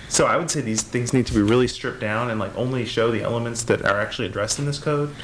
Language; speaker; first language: English; native; English